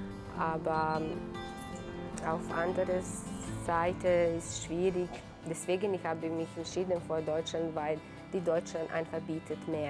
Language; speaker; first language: German; non-native, learner; Bosnian